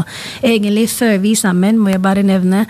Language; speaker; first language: Norwegian; non-native, fluent; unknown